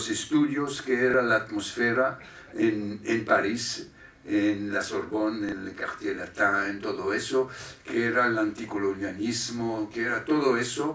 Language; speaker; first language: Spanish; non-native, fluent; French